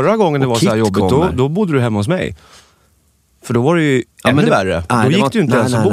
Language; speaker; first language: Swedish; native; Swedish